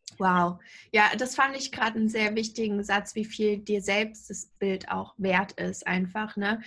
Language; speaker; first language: German; native; German